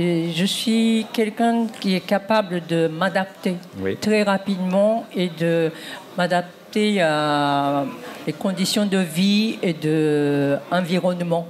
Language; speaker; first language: French; non-native, fluent; Japanese